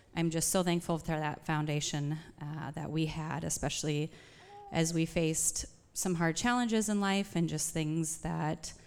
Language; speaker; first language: English; native; English